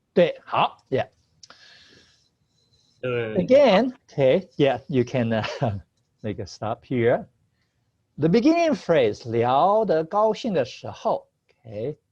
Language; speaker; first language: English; non-native, fluent; Chinese